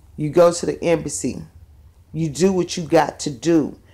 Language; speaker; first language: English; native; English